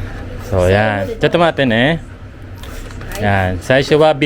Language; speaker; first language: Japanese; non-native, learner; Filipino